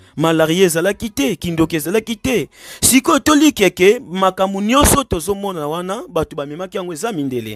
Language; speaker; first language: Lingala; non-native, local second language; Kongo